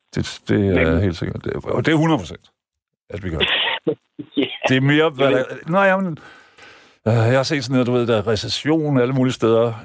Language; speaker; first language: Danish; native; Danish